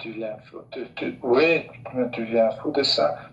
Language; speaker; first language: French; non-native, local second language; Dutch